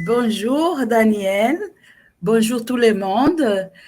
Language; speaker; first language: French; non-native, fluent; Portuguese